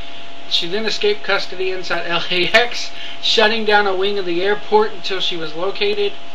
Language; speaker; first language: English; native; English